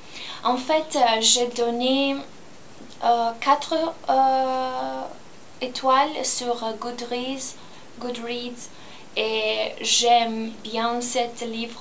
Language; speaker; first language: French; non-native, learner; Romanian